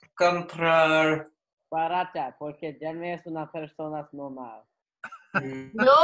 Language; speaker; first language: Spanish; non-native, learner; English